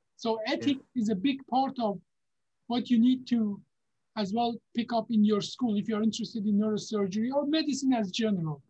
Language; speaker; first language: English; non-native, fluent; Persian